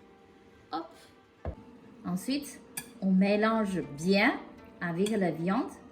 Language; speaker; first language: French; non-native, local second language; Chinese